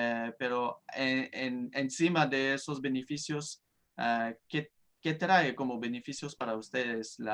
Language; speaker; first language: Spanish; non-native, fluent; French